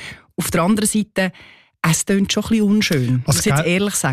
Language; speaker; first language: German; native; German